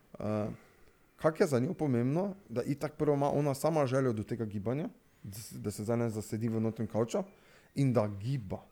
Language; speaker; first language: Slovenian; non-native, local second language; Serbian